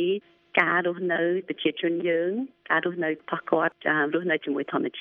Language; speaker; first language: Khmer; early bilingual, heritage; Khmer